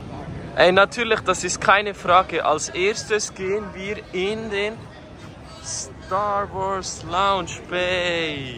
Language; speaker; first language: German; native; German